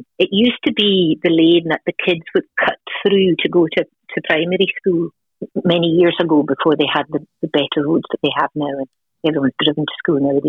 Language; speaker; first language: English; native; English